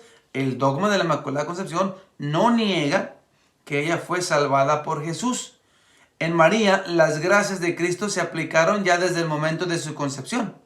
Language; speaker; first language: Spanish; native; Spanish